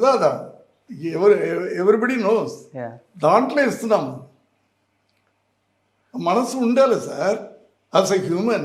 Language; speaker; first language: Telugu; non-native, learner; Tamil